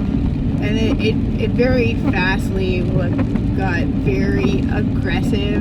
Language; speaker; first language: English; native; English